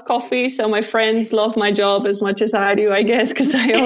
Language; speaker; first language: English; non-native, fluent; Dutch